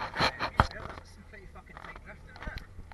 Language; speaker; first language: English; native; English